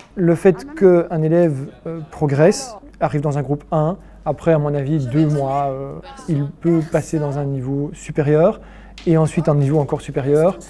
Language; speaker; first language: French; native; French